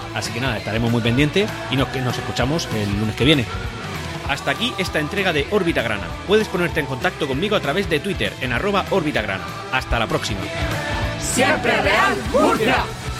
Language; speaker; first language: Spanish; native; Spanish